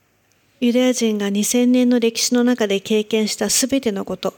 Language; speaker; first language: Japanese; native; Japanese